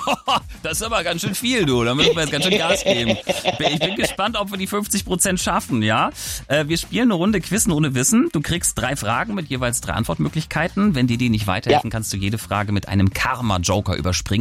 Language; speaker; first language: German; native; German